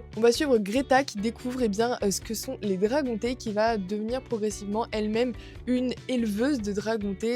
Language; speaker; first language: French; native; French